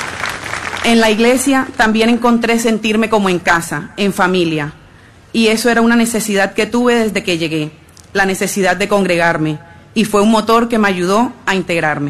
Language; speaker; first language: Spanish; native; Spanish